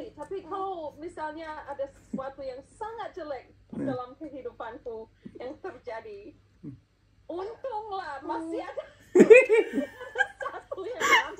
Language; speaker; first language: Indonesian; non-native, fluent; English